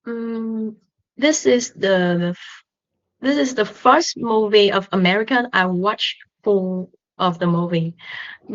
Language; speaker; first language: English; non-native, learner; Vietnamese